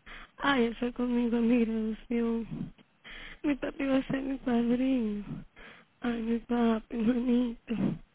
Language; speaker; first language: Spanish; native; Spanish